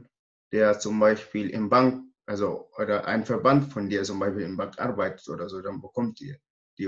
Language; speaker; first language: German; non-native, learner; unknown